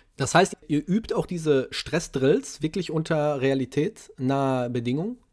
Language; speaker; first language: German; native; German